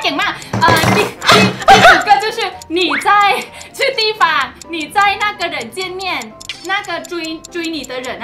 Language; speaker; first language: Chinese; non-native, learner; Thai